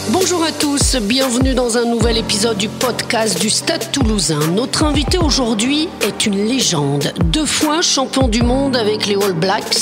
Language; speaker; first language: French; native; French